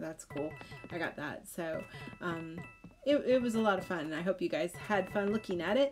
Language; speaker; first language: English; native; English